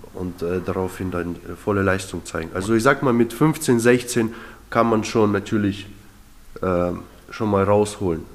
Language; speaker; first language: German; early bilingual, other home language; Russian